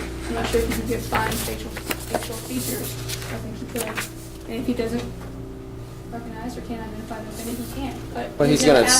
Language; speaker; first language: English; native; English